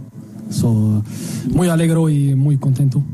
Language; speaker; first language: Spanish; non-native, learner; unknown